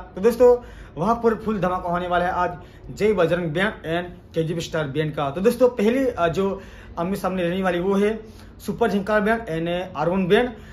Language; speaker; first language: Hindi; non-native, local second language; Gamit